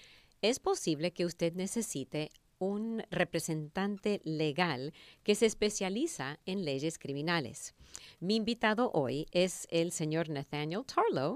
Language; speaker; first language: Spanish; native; Spanish